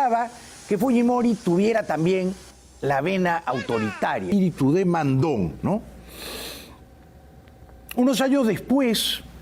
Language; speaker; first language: Spanish; native; Spanish